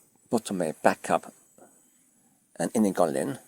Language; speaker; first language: Welsh; non-native, learner; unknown